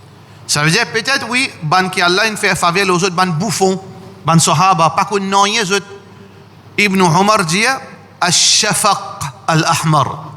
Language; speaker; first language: French; non-native, learner; Morisyen